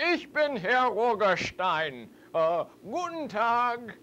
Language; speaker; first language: German; non-native, learner; English